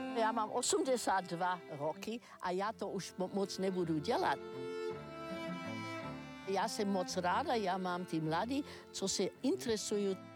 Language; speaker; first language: Czech; non-native, learner; German